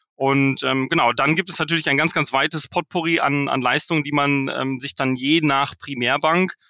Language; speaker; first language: German; native; German